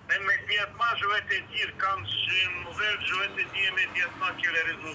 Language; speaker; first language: French; non-native, learner; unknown